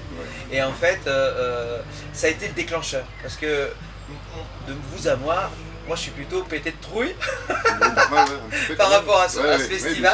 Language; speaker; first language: French; native; French